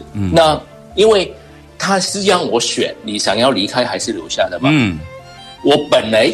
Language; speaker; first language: Chinese; non-native, local second language; Cantonese